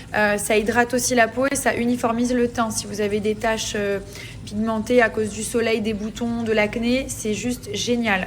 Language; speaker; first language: French; native; French